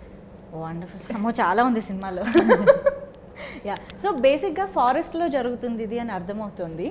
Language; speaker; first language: Telugu; native; Telugu